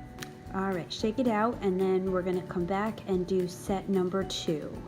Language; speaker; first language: English; native; English